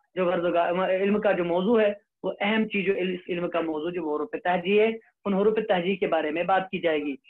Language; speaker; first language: Urdu; non-native, local second language; Kashmiri